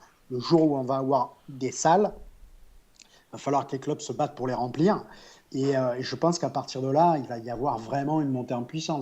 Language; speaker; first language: French; native; French